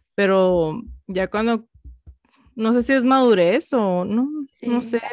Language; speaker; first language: Spanish; early bilingual, heritage; Spanish